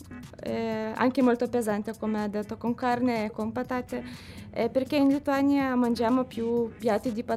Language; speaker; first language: Italian; non-native, learner; Lithuanian